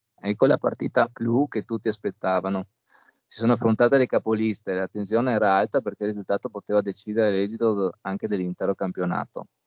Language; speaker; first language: Italian; native; Italian